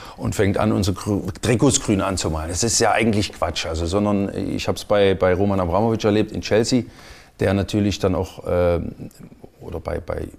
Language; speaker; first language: German; native; German